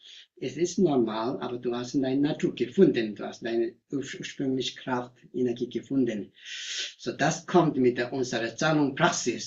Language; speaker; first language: German; non-native, learner; Tibetan